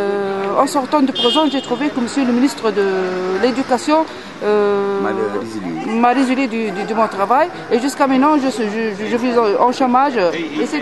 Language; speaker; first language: French; non-native, local second language; Arabic